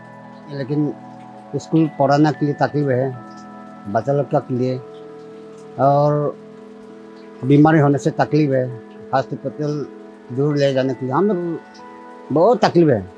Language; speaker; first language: Hindi; non-native, local second language; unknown